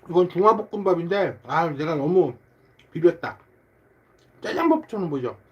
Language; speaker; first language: Korean; native; Korean